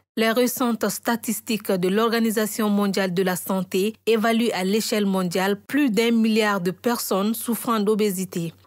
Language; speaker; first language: French; non-native, local second language; Bambara